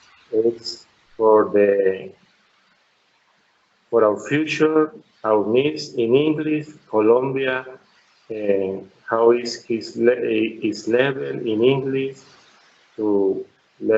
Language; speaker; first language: English; non-native, learner; Spanish